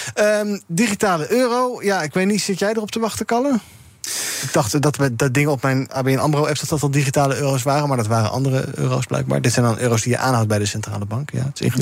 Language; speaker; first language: Dutch; native; Dutch